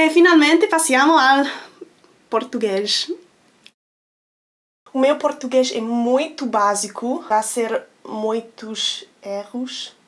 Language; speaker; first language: Portuguese; non-native, learner; English